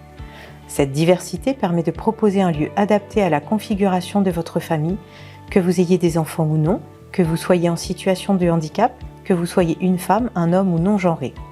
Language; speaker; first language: French; native; French